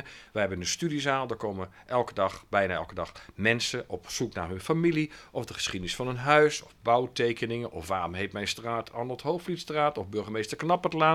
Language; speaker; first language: Dutch; native; Dutch